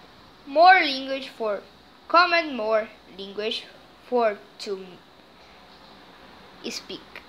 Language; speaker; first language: English; non-native, learner; Portuguese